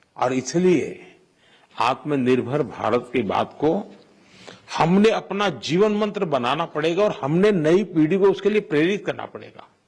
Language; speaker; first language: Hindi; non-native, local second language; Gujarati